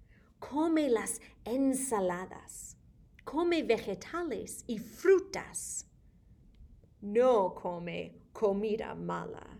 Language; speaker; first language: Spanish; non-native, fluent; English